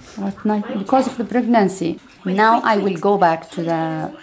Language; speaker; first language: English; non-native, fluent; Arabic